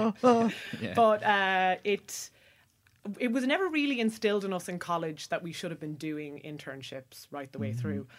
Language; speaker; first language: English; native; English